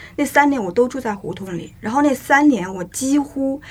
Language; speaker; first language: Chinese; native; Chinese